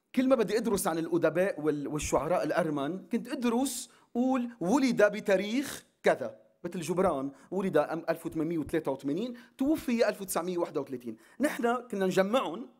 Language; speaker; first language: Arabic; non-native, local second language; Armenian